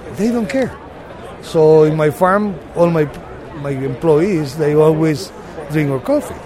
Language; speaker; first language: English; non-native, fluent; Spanish